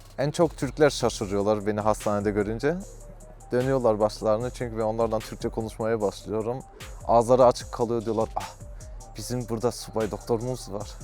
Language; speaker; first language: Turkish; early bilingual, heritage; Turkish